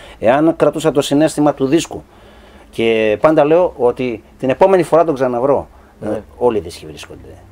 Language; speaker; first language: Greek; native; Greek